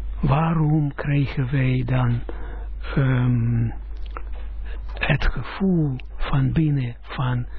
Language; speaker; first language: Dutch; non-native, fluent; Russian